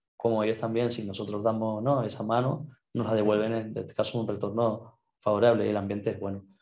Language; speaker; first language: Spanish; native; Spanish